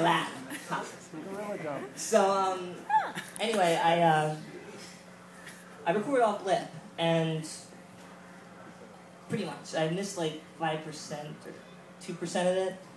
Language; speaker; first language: English; native; English